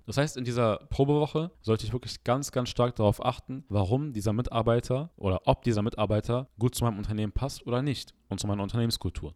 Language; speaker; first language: German; early bilingual, other home language; Arabic